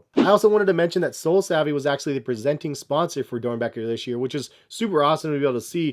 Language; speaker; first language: English; native; English